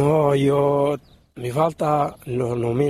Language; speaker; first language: Spanish; non-native, learner; Arabic